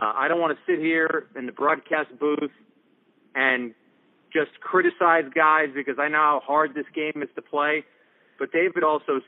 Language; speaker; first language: English; native; English